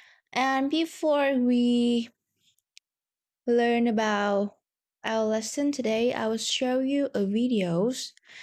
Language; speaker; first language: English; non-native, learner; Vietnamese